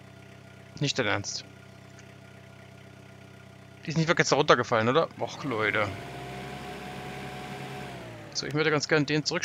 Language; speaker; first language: German; native; German